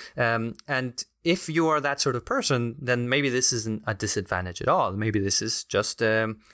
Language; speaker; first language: English; non-native, fluent; Spanish